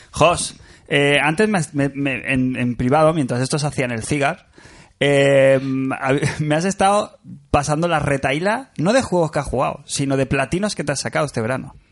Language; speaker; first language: Spanish; native; Spanish